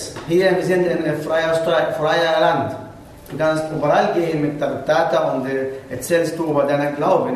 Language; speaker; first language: German; non-native, learner; Arabic